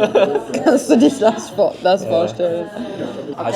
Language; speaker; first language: German; non-native, fluent; French